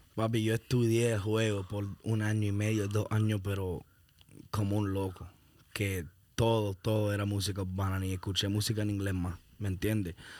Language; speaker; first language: Spanish; early bilingual, heritage; Spanish